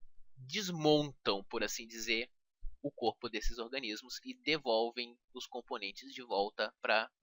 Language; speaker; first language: Portuguese; native; Portuguese